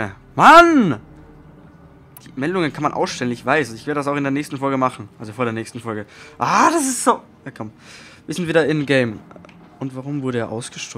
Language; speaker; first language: German; native; German